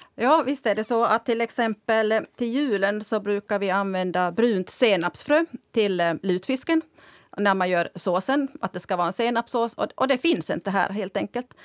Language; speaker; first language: Swedish; native; Swedish